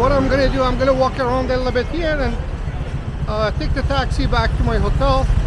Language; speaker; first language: English; non-native, fluent; Persian